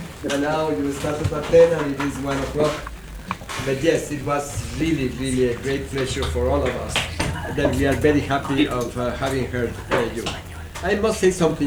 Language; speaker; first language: English; non-native, fluent; Spanish